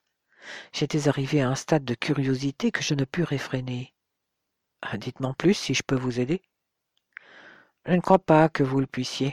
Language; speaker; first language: French; native; French